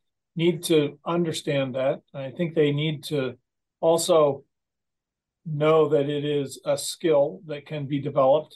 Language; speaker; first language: English; native; English